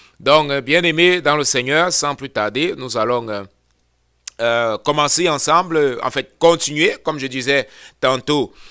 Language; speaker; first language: French; non-native, local second language; Lingala